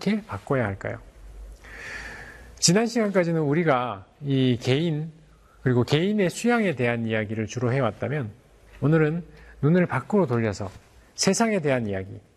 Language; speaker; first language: Korean; native; Korean